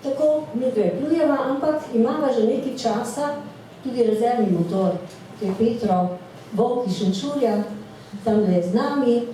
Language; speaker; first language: Slovenian; native; Slovenian